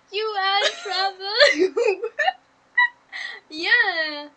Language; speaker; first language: English; non-native, learner; German